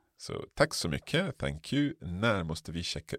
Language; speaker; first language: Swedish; non-native, learner; English